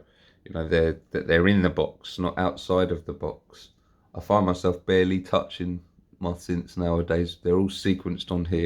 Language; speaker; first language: English; native; English